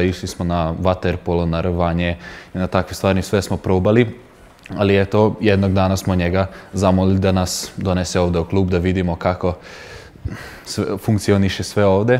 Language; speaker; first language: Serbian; non-native, local second language; Hungarian